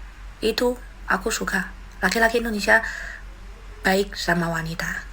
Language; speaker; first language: Indonesian; non-native, learner; Chinese